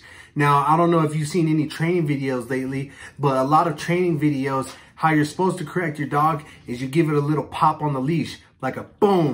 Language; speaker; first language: English; native; English